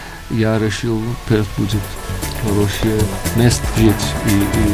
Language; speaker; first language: Russian; early bilingual, heritage; Russian